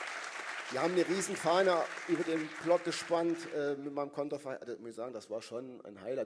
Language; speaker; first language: German; native; German